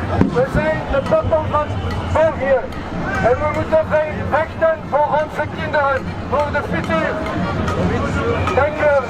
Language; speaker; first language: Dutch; non-native, learner; French